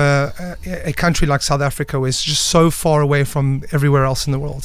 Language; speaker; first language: English; native; English